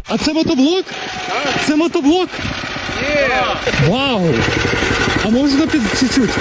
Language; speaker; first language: Ukrainian; non-native, local second language; Russian